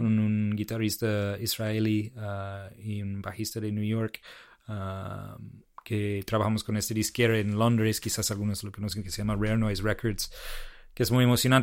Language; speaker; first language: Spanish; non-native, fluent; English